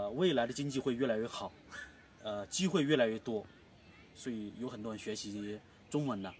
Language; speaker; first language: Chinese; native; Chinese